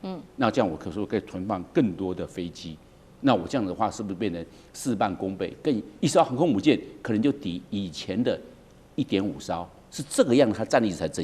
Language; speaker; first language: Chinese; native; Chinese